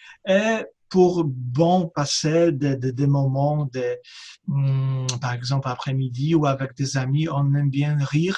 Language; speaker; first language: French; non-native, fluent; Polish